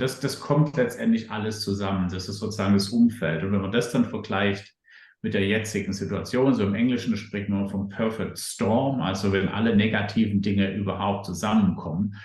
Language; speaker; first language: German; native; German